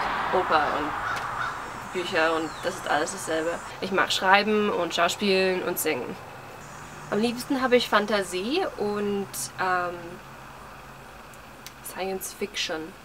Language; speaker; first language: German; early bilingual, heritage; English